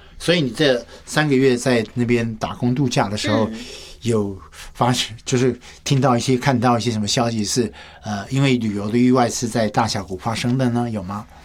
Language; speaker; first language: Chinese; native; Chinese